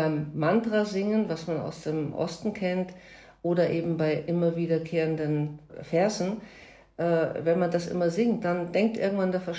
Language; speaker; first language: German; native; German